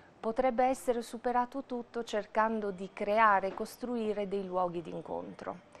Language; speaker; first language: Italian; non-native, fluent; Albanian